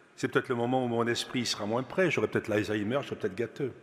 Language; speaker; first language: French; native; French